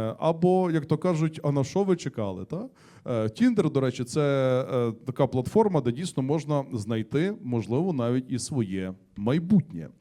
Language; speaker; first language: Ukrainian; native; Ukrainian